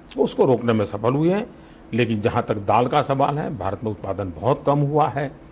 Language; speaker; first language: Hindi; non-native, local second language; Gujarati